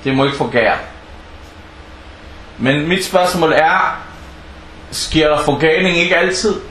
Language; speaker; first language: Danish; early bilingual, other home language; Arabic